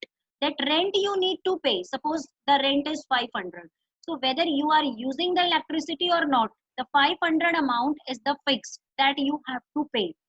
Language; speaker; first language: English; non-native, local second language; Hindi